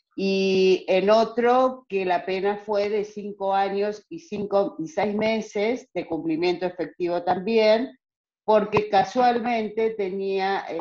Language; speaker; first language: Spanish; native; Spanish